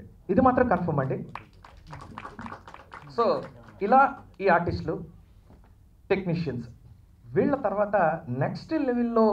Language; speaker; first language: Telugu; native; Telugu